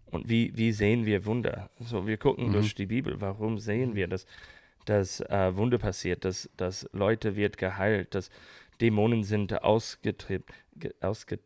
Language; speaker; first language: German; non-native, learner; English